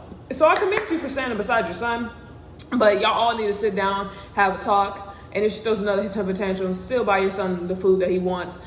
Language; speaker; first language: English; native; English